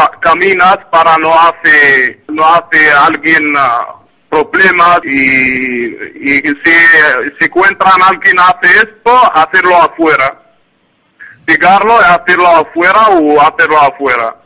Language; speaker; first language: Spanish; non-native, learner; Arabic